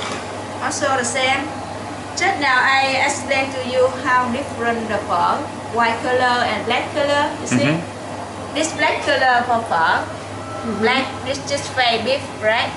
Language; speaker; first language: English; non-native, learner; Vietnamese